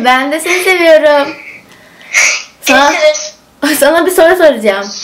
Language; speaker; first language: Turkish; native; Turkish